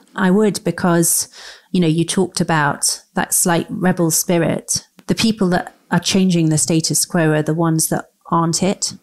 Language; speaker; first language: English; native; English